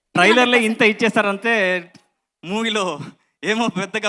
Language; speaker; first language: Telugu; non-native, learner; Kannada